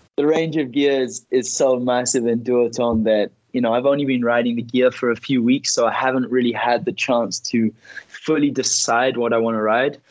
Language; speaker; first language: English; early bilingual, heritage; Spanish